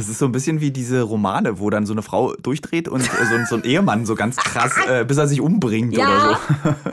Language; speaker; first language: German; native; German